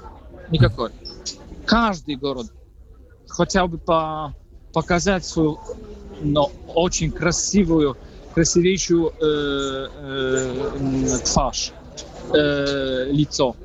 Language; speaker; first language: Russian; non-native, fluent; Polish